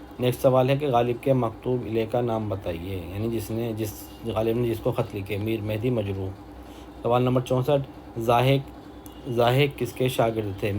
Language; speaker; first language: Urdu; native; Urdu